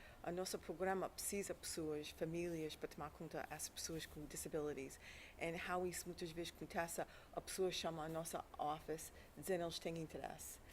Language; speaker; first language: Portuguese; early bilingual, heritage; English